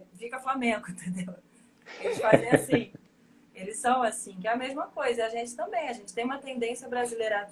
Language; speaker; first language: Portuguese; native; Portuguese